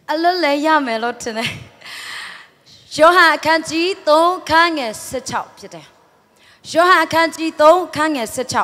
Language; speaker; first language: Burmese; non-native, local second language; Tedim Chin